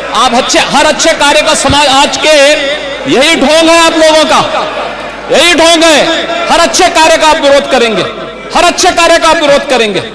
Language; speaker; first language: Hindi; native; Hindi